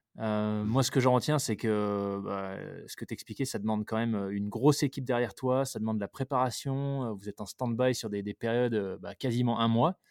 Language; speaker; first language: French; native; French